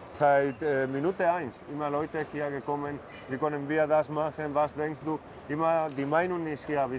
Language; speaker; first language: German; non-native, fluent; Spanish